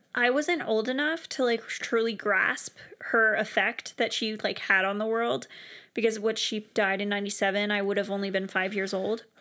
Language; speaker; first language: English; native; English